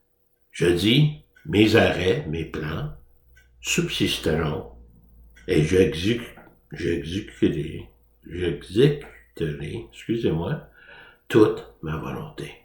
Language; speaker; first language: French; native; French